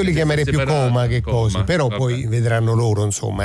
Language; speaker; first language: Italian; native; Italian